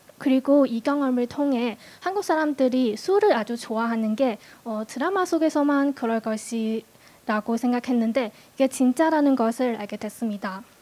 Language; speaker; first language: Korean; non-native, fluent; Cantonese